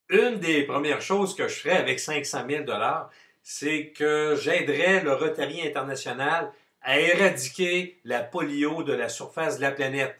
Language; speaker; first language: French; native; French